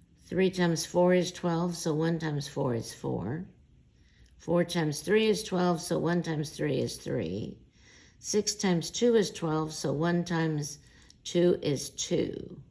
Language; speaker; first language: English; native; English